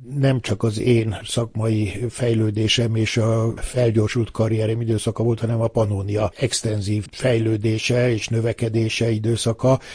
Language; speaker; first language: Hungarian; native; Hungarian